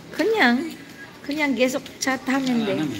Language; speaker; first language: Korean; early bilingual, heritage; Korean